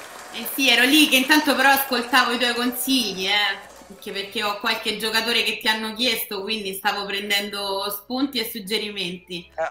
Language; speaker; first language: Italian; native; Italian